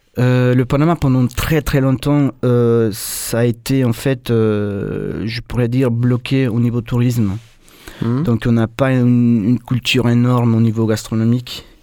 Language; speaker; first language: French; non-native, fluent; Spanish